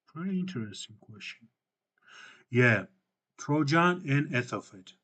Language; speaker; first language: English; non-native, fluent; Georgian